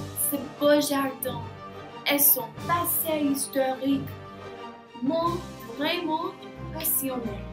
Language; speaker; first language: French; non-native, learner; English